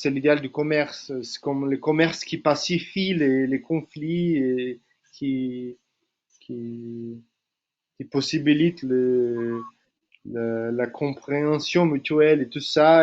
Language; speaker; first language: French; non-native, fluent; Portuguese